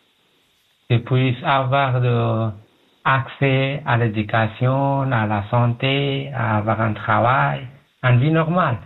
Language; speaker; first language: French; non-native, learner; Pashto